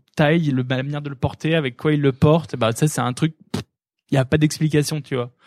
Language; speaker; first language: French; native; French